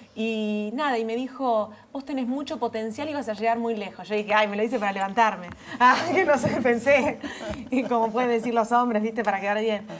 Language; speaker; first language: Spanish; native; Spanish